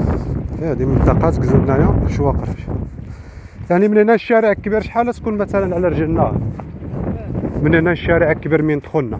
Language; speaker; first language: Arabic; native; Arabic